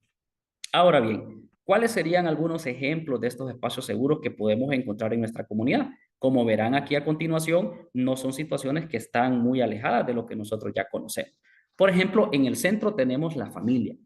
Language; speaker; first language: Spanish; native; Spanish